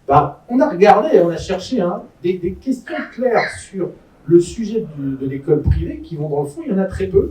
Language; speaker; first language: French; native; French